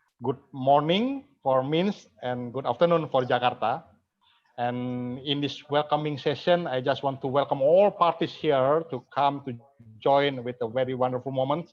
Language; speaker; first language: English; non-native, fluent; Indonesian